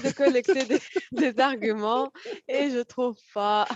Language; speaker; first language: French; non-native, fluent; Arabic